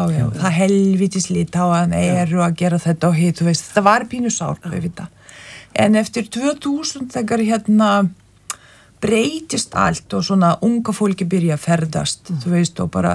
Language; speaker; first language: Icelandic; non-native, fluent; Lithuanian